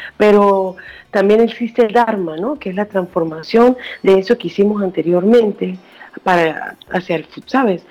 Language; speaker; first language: Spanish; native; Spanish